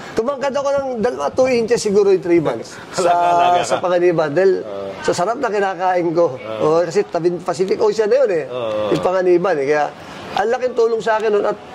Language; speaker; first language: Filipino; native; Filipino